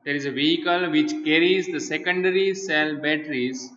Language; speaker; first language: English; non-native, local second language; Gujarati